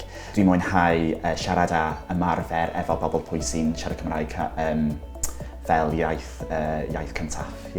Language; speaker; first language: Welsh; non-native, local second language; English